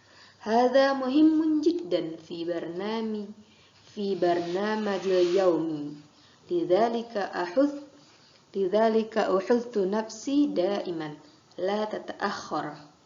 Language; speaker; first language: Arabic; non-native, fluent; Indonesian